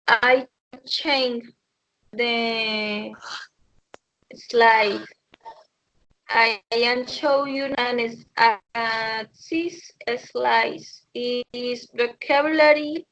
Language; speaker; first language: English; non-native, learner; Spanish